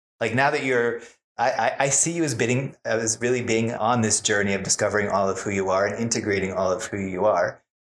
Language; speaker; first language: English; native; English